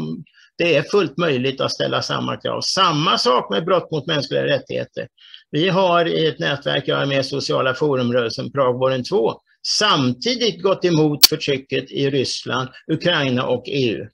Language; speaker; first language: Swedish; native; Swedish